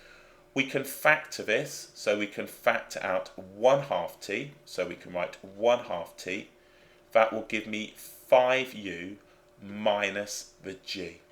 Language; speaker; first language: English; native; English